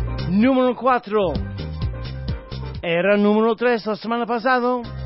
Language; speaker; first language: Spanish; non-native, fluent; English